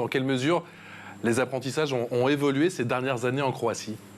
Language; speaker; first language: French; native; French